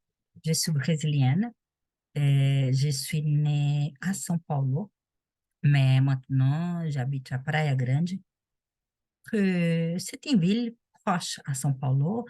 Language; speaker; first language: French; non-native, learner; Portuguese